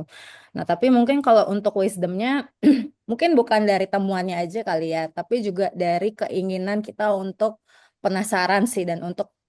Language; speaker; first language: Indonesian; native; Indonesian